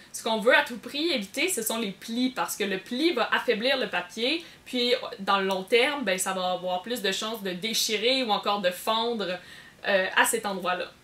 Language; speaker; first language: French; native; French